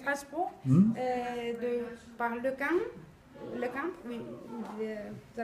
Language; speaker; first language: French; non-native, learner; Greek